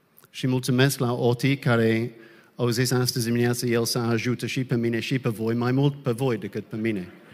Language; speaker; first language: Romanian; non-native, learner; English